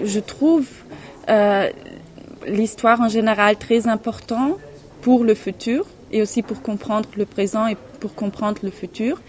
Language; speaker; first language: French; non-native, fluent; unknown